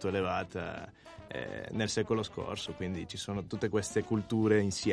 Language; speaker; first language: Italian; non-native, fluent; Spanish